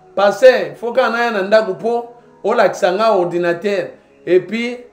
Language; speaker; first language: French; non-native, local second language; Lingala